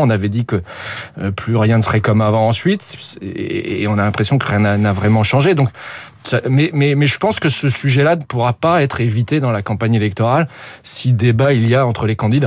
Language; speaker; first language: French; native; French